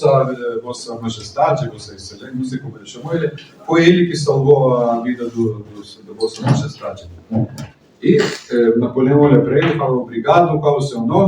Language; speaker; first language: Portuguese; non-native, fluent; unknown